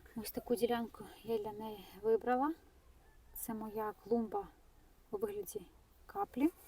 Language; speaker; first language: Ukrainian; non-native, local second language; Russian